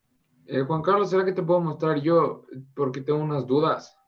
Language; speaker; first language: Spanish; native; Spanish